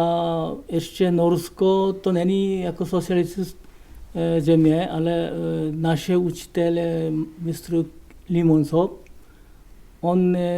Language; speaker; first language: Czech; non-native, learner; Korean